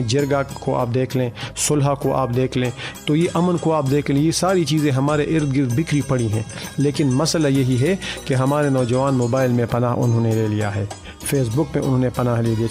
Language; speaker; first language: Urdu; non-native, local second language; Pashto